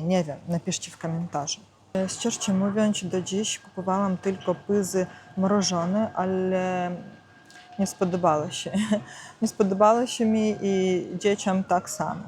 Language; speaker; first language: Polish; non-native, learner; Ukrainian